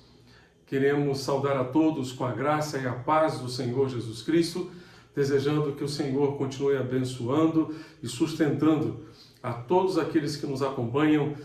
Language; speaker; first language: Portuguese; native; Portuguese